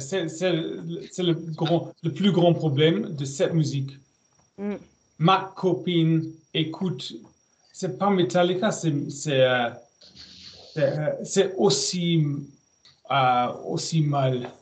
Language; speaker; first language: French; non-native, learner; German